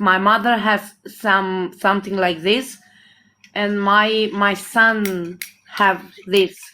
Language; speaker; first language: English; non-native, learner; Romanian